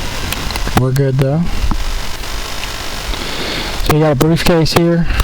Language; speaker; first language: English; native; English